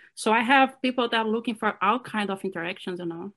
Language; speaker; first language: English; non-native, fluent; Portuguese